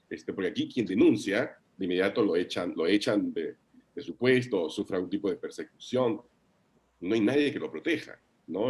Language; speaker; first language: Spanish; native; Spanish